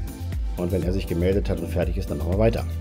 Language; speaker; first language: German; native; German